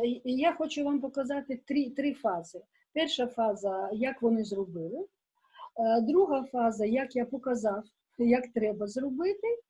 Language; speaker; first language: Ukrainian; non-native, local second language; Russian